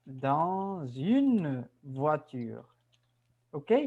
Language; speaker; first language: French; non-native, fluent; Spanish